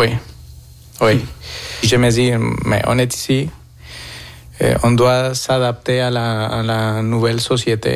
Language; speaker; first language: French; non-native, fluent; Spanish